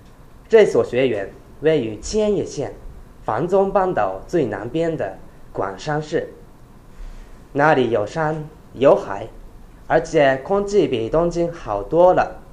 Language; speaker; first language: Chinese; non-native, fluent; Japanese